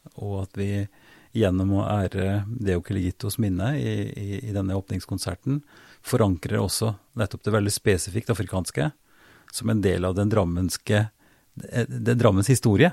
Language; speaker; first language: Norwegian; native; Norwegian